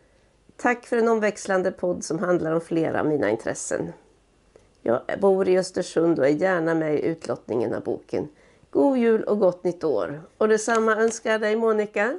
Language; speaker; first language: Swedish; native; Swedish